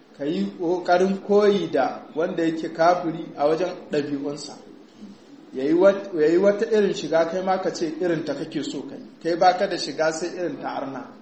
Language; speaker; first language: Hausa; native; Hausa